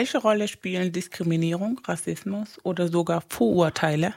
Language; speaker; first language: German; non-native, fluent; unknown